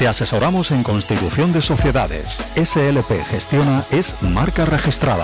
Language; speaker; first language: Spanish; native; Spanish